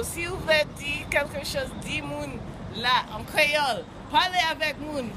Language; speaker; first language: Haitian Creole; early bilingual, heritage; English